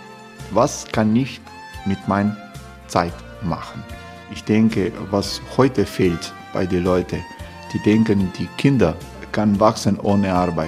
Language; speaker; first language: German; non-native, fluent; Croatian